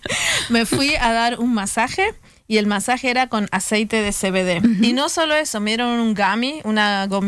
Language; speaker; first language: Spanish; native; Spanish